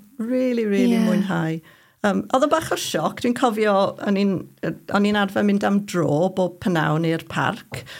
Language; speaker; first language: Welsh; non-native, fluent; English